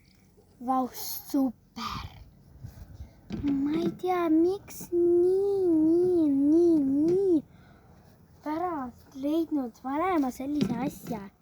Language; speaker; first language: Estonian; non-native, local second language; Russian